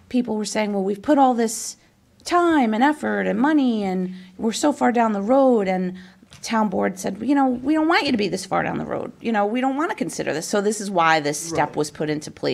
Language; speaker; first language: English; native; English